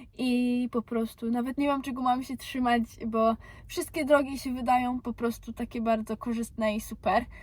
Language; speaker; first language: Polish; early bilingual, heritage; Polish